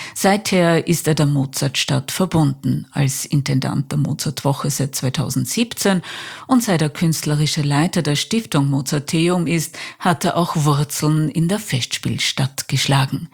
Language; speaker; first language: German; native; German